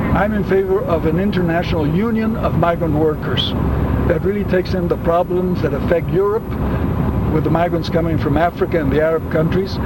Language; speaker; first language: English; early bilingual, other home language; Spanish